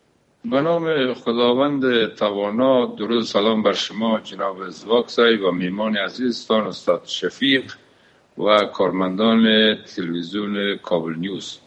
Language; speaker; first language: Persian; native; Persian